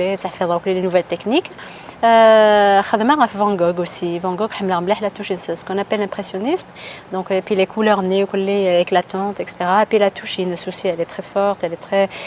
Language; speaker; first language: French; non-native, local second language; Kabyle